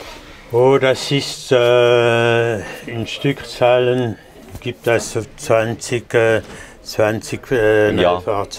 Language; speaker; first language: German; non-native, fluent; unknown